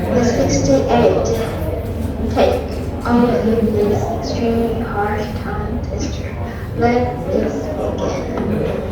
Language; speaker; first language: English; non-native, learner; Indonesian